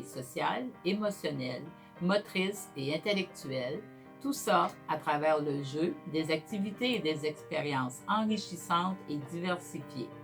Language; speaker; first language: French; native; French